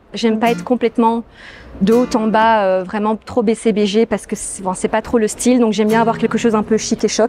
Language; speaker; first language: French; native; French